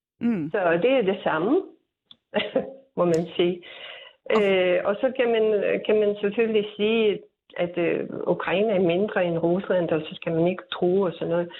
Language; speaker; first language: Danish; non-native, fluent; Russian